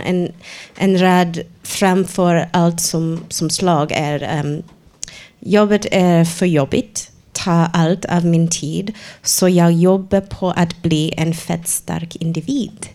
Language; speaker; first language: Swedish; non-native, fluent; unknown